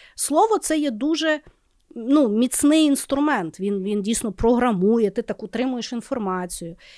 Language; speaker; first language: Ukrainian; native; Ukrainian